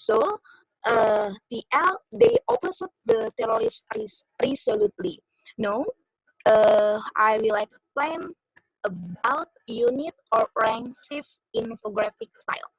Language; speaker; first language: English; non-native, learner; Indonesian